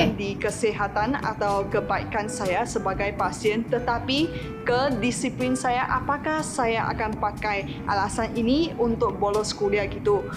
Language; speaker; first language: Indonesian; non-native, fluent; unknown